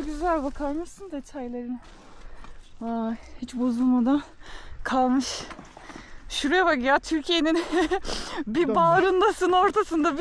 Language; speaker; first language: Turkish; native; Turkish